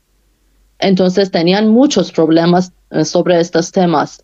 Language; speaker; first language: Spanish; non-native, fluent; Persian